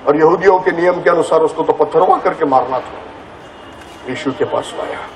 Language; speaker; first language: Hindi; non-native, local second language; Marathi